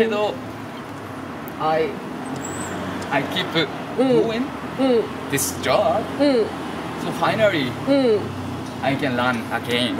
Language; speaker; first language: English; non-native, learner; Japanese